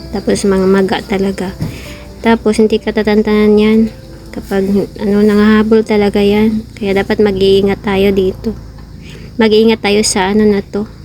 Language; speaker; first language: Filipino; non-native, local second language; Cebuano